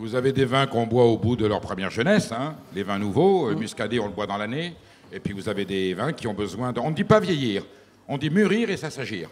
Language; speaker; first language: French; native; French